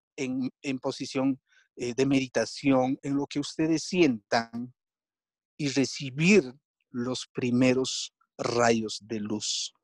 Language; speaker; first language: Spanish; non-native, local second language; Quechua